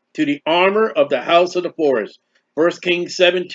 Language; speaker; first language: English; native; English